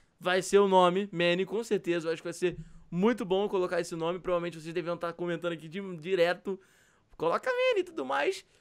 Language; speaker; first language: Portuguese; native; Portuguese